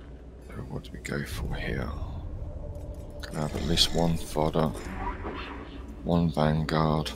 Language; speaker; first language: English; native; English